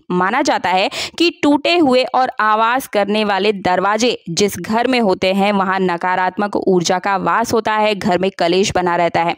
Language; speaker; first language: Hindi; native; Hindi